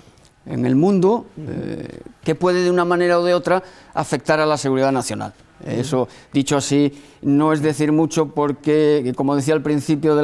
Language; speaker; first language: Spanish; native; Spanish